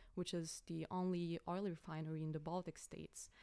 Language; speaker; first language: English; non-native, fluent; Lithuanian